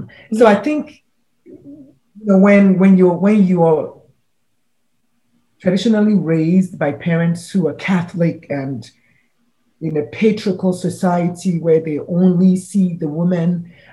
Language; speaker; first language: English; non-native, local second language; Igbo